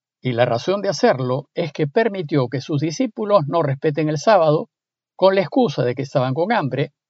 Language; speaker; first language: Spanish; native; Spanish